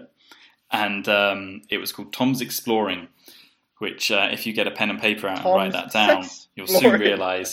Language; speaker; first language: English; native; English